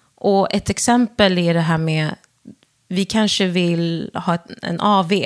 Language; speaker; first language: Swedish; early bilingual, other home language; Wolof